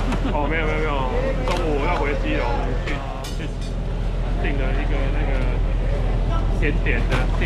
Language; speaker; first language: Chinese; native; Chinese